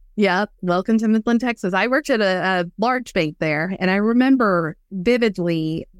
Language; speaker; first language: English; native; English